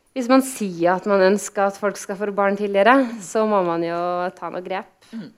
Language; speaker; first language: Norwegian; native; Norwegian